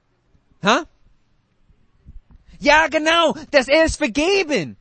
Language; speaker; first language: German; non-native, fluent; English